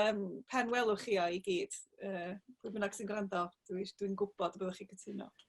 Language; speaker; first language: Welsh; native; Welsh